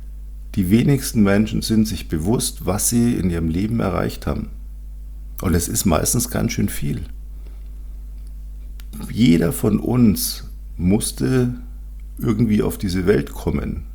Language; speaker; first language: German; native; German